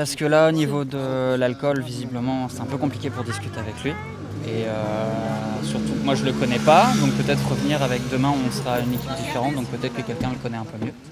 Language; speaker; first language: French; native; French